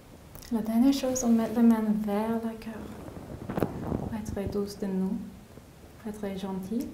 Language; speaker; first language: French; non-native, learner; English